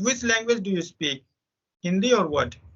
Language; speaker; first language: English; non-native, local second language; Hindi